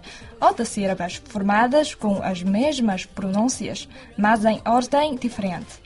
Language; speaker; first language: Portuguese; non-native, fluent; Chinese